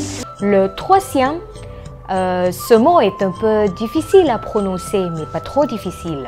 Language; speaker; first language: French; non-native, fluent; Thai